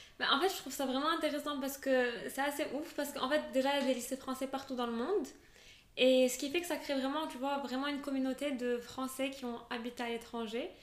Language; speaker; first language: French; non-native, local second language; Arabic